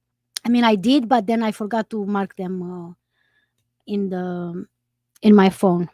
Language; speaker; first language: English; non-native, fluent; Romanian